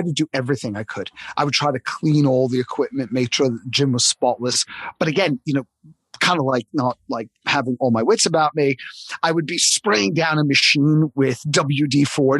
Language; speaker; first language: English; native; English